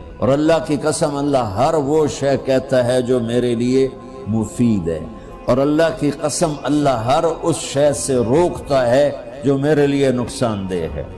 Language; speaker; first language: Urdu; non-native, local second language; Punjabi